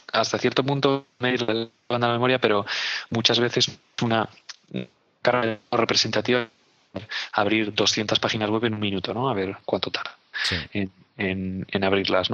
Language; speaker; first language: Spanish; native; Spanish